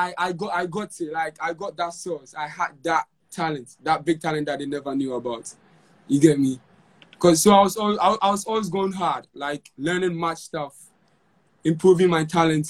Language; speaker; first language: English; non-native, local second language; Akan